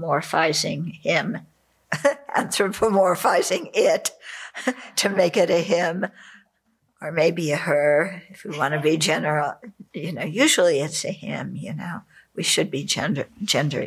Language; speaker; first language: English; native; English